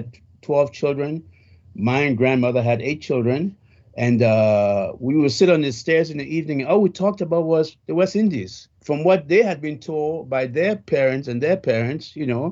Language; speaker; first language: English; native; English